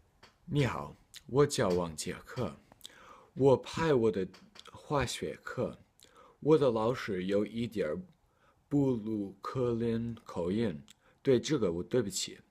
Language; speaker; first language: Chinese; non-native, learner; English